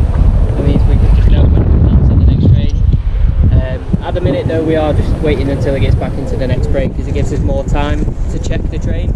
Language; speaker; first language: English; native; English